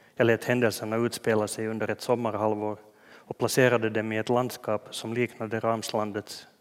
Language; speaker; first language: Swedish; native; Swedish